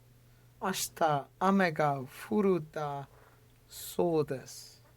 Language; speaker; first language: Japanese; non-native, learner; English